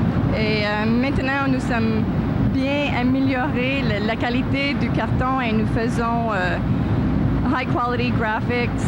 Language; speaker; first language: French; non-native, local second language; English